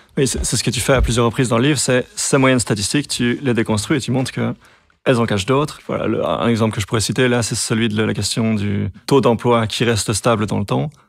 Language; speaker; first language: French; native; French